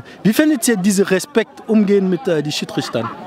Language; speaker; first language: German; non-native, learner; French